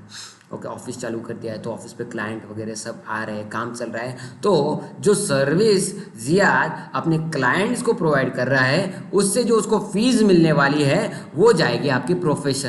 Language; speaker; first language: Hindi; non-native, local second language; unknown